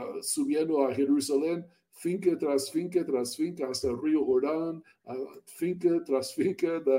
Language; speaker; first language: Spanish; non-native, learner; English